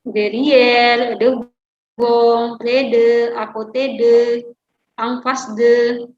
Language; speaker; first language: French; non-native, fluent; Indonesian